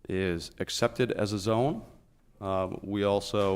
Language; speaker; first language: English; native; English